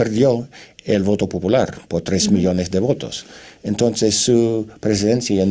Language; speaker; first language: Spanish; non-native, fluent; English